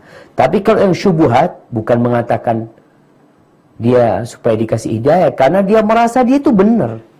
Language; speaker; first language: Indonesian; native; Indonesian